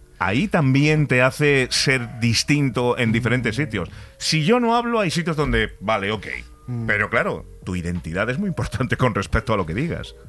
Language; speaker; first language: Spanish; early bilingual, other home language; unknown